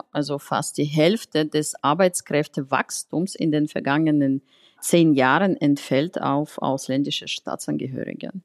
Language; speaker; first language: German; non-native, fluent; Russian